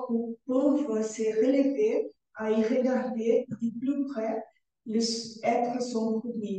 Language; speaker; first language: French; non-native, learner; Portuguese